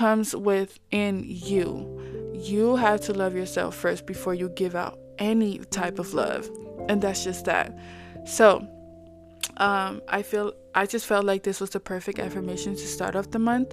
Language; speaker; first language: English; non-native, fluent; Samoan